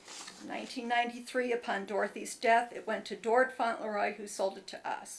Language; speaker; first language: English; native; English